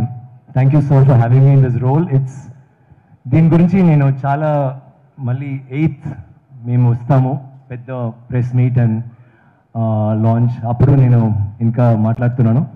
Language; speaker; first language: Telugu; non-native, learner; Tamil